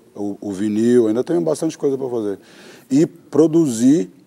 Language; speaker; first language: Portuguese; native; Portuguese